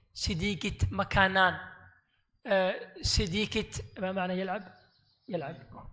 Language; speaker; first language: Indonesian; non-native, learner; Arabic